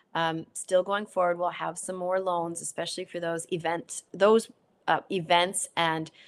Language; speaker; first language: English; native; English